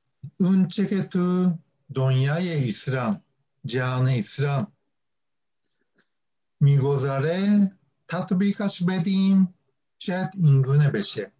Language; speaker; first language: Persian; non-native, fluent; Japanese